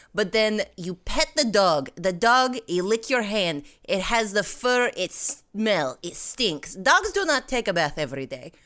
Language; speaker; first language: English; non-native, fluent; Russian